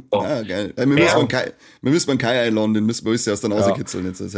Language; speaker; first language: German; native; German